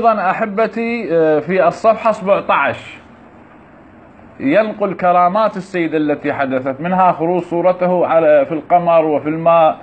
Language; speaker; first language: Arabic; native; Arabic